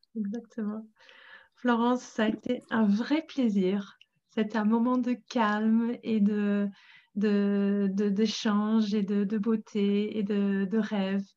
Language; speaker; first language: French; non-native, fluent; English